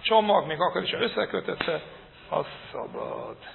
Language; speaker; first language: Hungarian; non-native, fluent; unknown